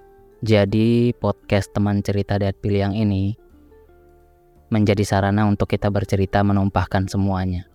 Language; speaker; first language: Indonesian; native; Indonesian